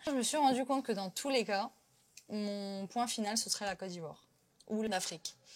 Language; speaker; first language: French; native; French